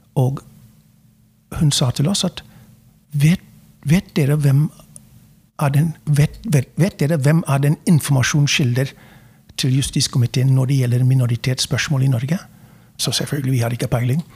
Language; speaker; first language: Norwegian; non-native, fluent; English